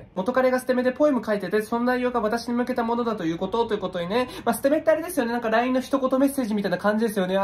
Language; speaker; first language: Japanese; native; Japanese